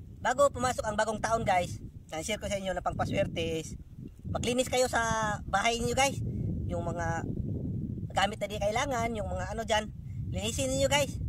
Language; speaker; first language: Filipino; non-native, local second language; Cebuano